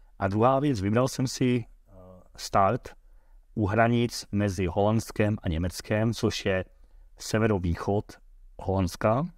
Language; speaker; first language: Czech; early bilingual, heritage; Dutch